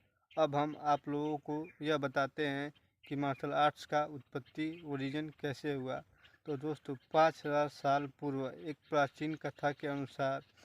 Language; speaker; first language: Hindi; native; Hindi